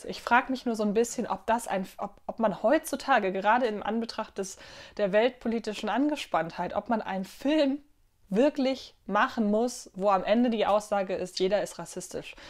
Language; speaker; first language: German; native; German